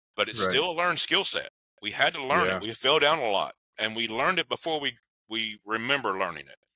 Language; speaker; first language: English; native; English